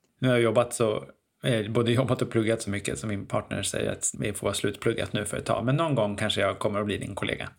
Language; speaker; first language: Swedish; native; Swedish